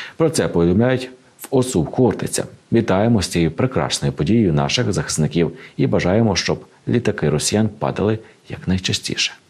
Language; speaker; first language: Ukrainian; native; Ukrainian